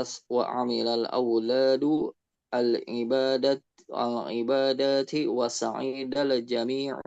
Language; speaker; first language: Arabic; non-native, learner; Indonesian